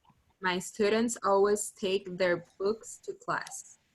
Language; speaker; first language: English; non-native, learner; Spanish